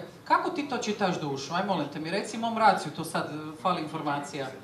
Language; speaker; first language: Croatian; native; Croatian